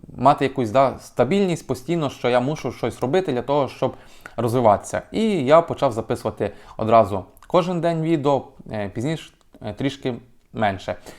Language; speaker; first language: Ukrainian; native; Ukrainian